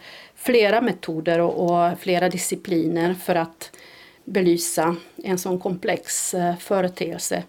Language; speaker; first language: Swedish; non-native, fluent; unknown